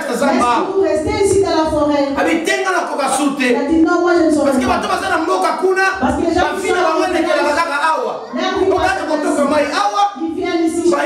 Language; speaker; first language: French; non-native, local second language; Lingala